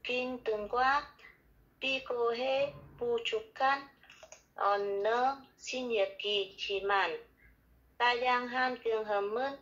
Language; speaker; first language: Korean; non-native, learner; Vietnamese